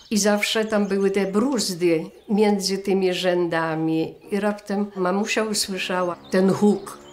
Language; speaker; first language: Polish; native; Polish